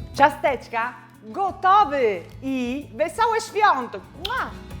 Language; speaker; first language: Polish; non-native, learner; Italian